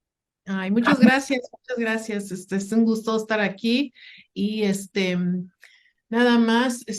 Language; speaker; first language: Spanish; non-native, fluent; English